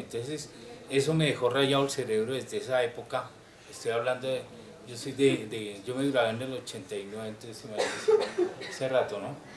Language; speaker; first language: Spanish; native; Spanish